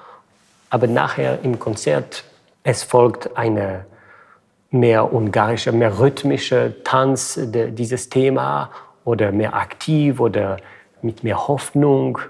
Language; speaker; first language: German; non-native, fluent; French